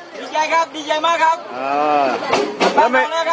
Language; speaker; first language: Thai; non-native, learner; Burmese